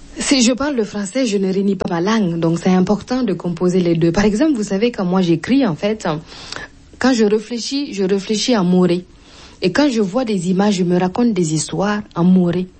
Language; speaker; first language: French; non-native, local second language; Mossi